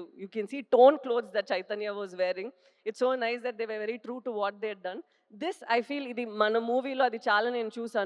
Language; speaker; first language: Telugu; non-native, fluent; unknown